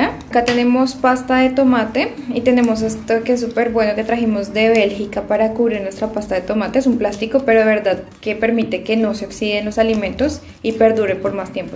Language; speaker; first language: Spanish; native; Spanish